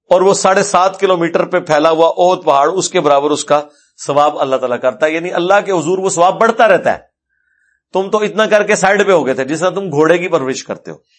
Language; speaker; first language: Urdu; non-native, local second language; Punjabi